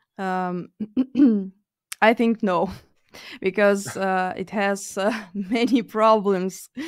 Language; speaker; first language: English; non-native, fluent; Russian